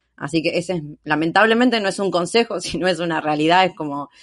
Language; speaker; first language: Spanish; native; Spanish